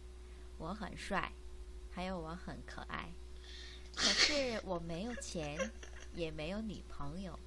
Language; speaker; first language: Chinese; non-native, learner; Korean